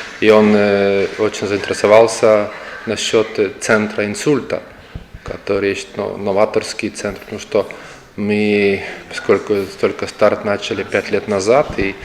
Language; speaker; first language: Russian; non-native, local second language; Lithuanian